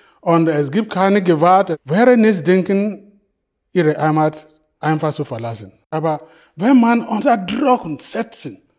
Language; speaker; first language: German; non-native, fluent; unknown